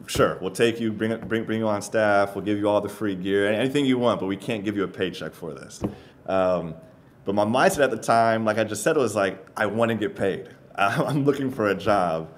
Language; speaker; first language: English; native; English